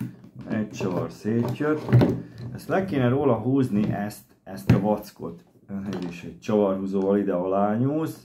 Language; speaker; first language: Hungarian; native; Hungarian